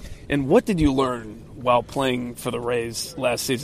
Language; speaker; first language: English; native; English